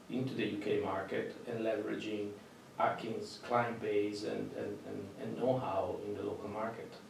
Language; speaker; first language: English; non-native, fluent; Italian